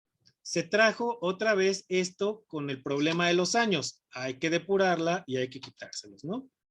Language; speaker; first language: Spanish; native; Spanish